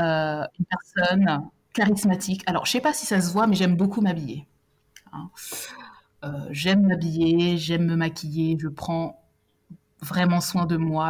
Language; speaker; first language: French; native; French